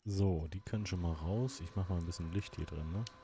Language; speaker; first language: German; native; German